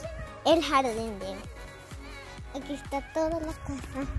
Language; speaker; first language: Spanish; early bilingual, heritage; Spanish